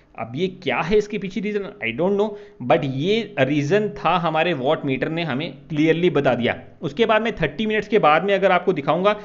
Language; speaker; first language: Hindi; native; Hindi